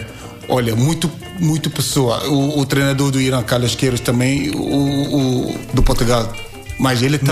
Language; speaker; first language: Portuguese; non-native, learner; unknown